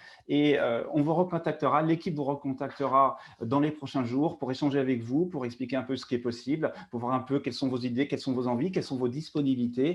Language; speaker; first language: French; native; French